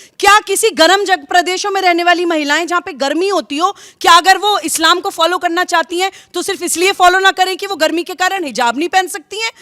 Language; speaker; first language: Hindi; native; Hindi